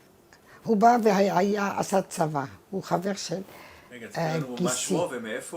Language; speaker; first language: Hebrew; native; Hebrew